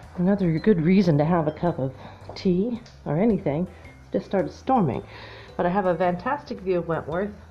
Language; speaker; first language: English; native; English